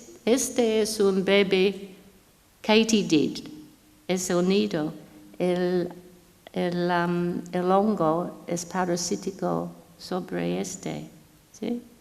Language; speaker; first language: Spanish; non-native, fluent; English